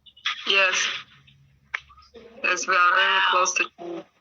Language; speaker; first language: English; non-native, learner; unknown